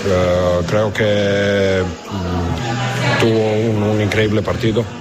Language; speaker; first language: Spanish; non-native, learner; Croatian